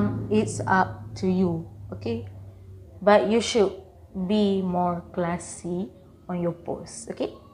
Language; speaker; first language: English; non-native, local second language; Malay